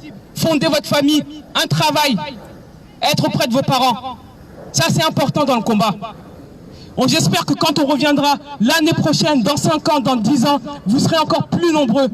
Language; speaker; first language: French; native; French